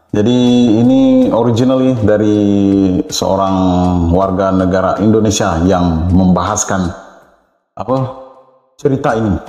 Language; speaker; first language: Malay; native; Malay